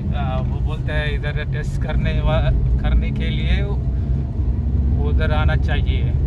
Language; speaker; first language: Hindi; non-native, local second language; Malayalam